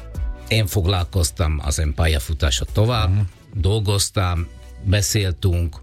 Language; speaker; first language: Hungarian; non-native, learner; Italian